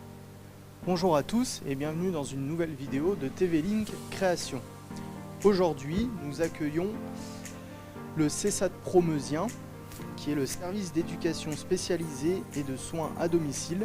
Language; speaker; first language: French; native; French